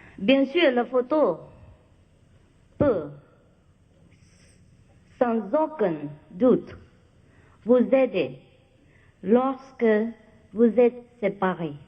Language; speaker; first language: French; non-native, learner; Vietnamese